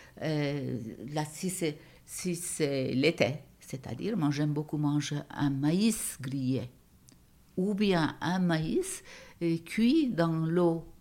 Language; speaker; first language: French; non-native, fluent; Turkish